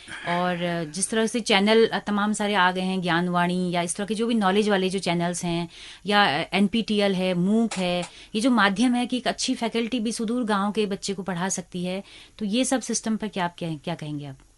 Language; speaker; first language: Hindi; native; Hindi